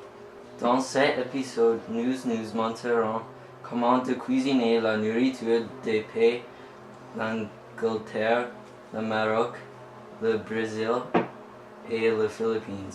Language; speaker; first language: French; non-native, learner; English